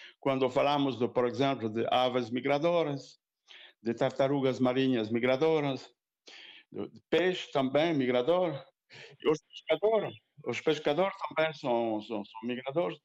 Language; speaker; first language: Portuguese; non-native, fluent; French